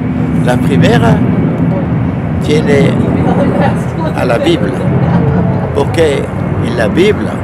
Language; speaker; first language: Spanish; non-native, fluent; French